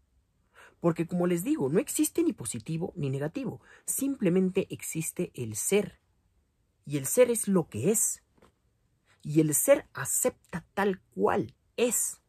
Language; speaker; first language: Spanish; native; Spanish